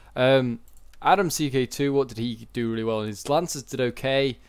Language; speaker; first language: English; native; English